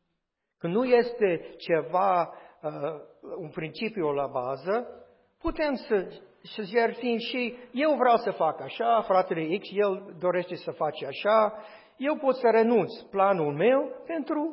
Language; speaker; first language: Romanian; non-native, fluent; English